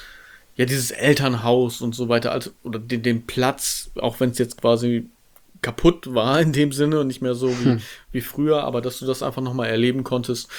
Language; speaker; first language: German; native; German